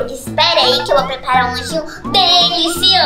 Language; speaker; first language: Portuguese; native; Portuguese